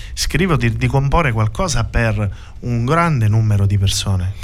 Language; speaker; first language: Italian; non-native, fluent; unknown